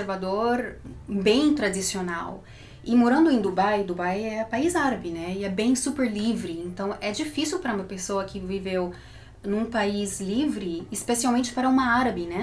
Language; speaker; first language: Portuguese; early bilingual, heritage; Portuguese